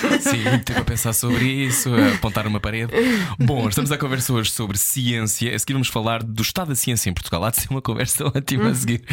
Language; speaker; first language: Portuguese; native; Portuguese